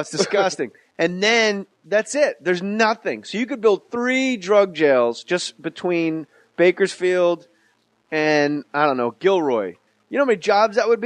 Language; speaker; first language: English; native; English